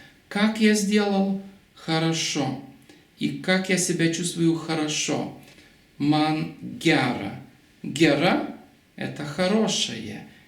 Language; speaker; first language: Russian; non-native, local second language; Lithuanian